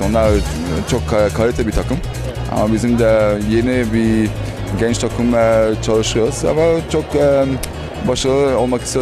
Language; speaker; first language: Turkish; early bilingual, heritage; Turkish